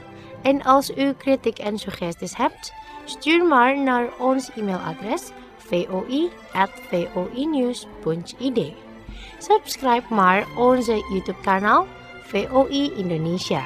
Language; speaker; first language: Dutch; non-native, fluent; Indonesian